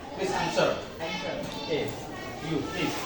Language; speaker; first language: English; non-native, learner; Indonesian